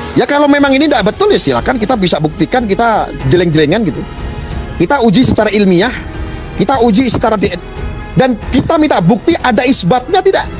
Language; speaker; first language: Indonesian; native; Indonesian